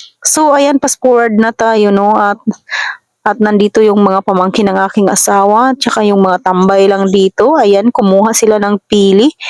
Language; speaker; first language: Filipino; non-native, local second language; Masbatenyo